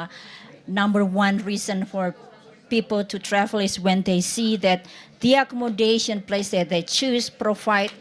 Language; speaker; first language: English; non-native, fluent; Indonesian